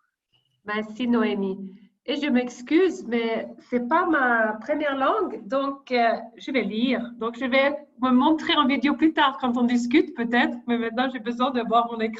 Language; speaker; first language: French; non-native, fluent; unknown